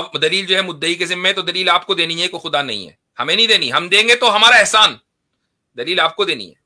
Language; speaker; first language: Hindi; native; Hindi